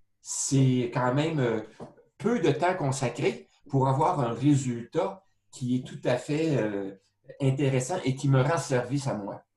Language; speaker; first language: French; native; French